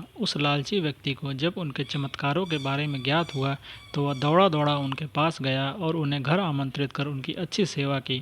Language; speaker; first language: Hindi; native; Hindi